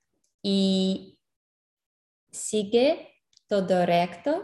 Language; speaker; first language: Spanish; non-native, learner; English